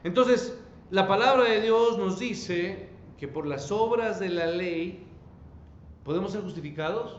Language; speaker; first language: Spanish; native; Spanish